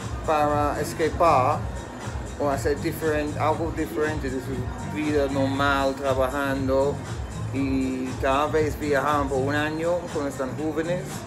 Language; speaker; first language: Spanish; non-native, learner; English